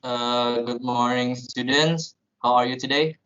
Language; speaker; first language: English; non-native, learner; Indonesian